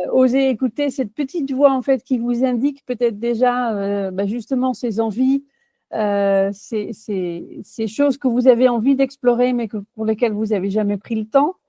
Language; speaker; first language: French; non-native, fluent; Dutch